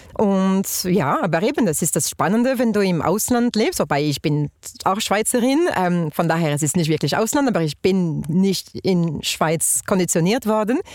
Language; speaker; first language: German; non-native, fluent; French